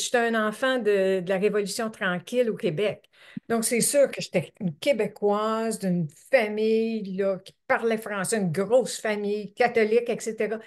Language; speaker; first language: French; native; French